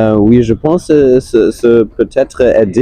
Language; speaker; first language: French; non-native, learner; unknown